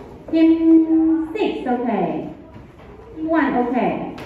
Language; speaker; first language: English; non-native, fluent; Chinese